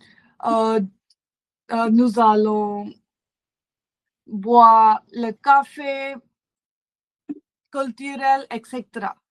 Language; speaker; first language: French; non-native, learner; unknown